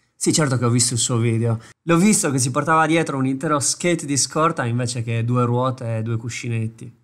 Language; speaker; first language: Italian; native; Italian